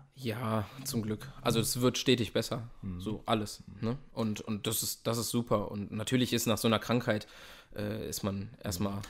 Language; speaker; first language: German; native; German